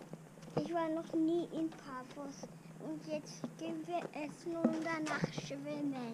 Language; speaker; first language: German; early bilingual, other home language; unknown